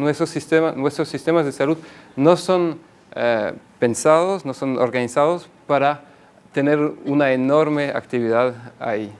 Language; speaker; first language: Spanish; non-native, fluent; French